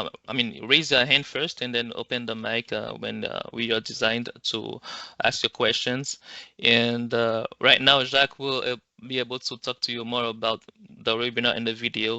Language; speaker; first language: English; non-native, local second language; French